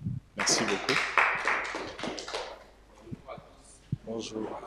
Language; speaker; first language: French; non-native, local second language; Swahili